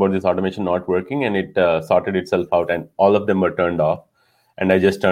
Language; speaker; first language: English; non-native, local second language; Telugu